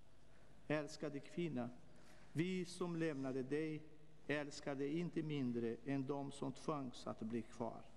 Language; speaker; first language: Swedish; non-native, fluent; Portuguese